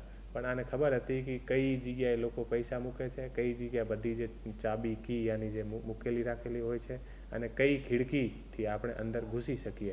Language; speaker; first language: Gujarati; non-native, fluent; Hindi